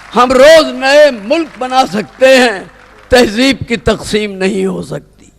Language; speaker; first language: Urdu; native; Urdu